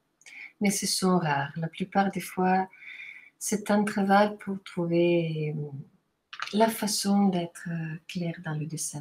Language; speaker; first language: French; non-native, fluent; Italian